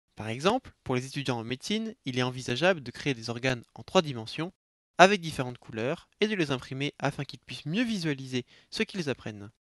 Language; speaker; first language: French; native; French